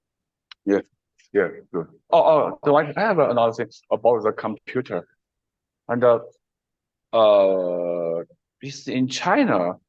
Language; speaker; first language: English; non-native, learner; Chinese